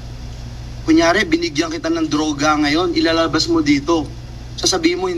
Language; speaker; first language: Filipino; native; Filipino